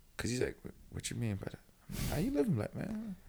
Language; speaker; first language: English; non-native, local second language; French